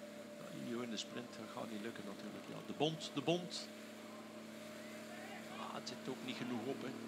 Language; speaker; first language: Dutch; native; Dutch